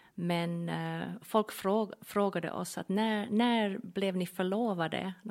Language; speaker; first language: Swedish; non-native, fluent; English